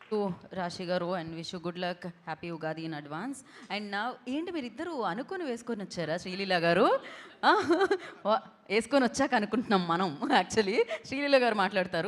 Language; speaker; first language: Telugu; native; Telugu